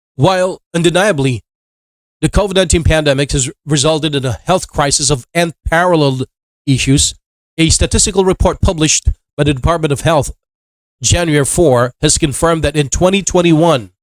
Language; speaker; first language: English; non-native, local second language; Filipino